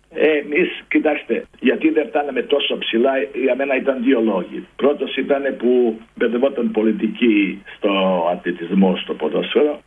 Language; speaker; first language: Greek; non-native, fluent; Serbian